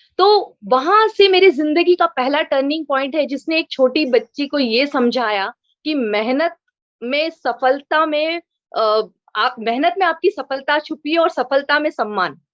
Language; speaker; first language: Hindi; non-native, local second language; Marathi